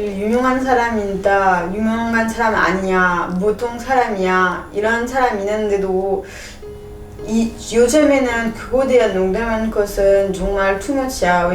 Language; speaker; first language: Korean; non-native, learner; French